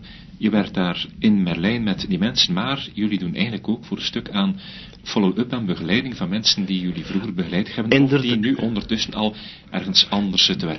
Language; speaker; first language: Dutch; native; Dutch